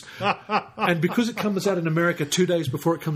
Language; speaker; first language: English; native; English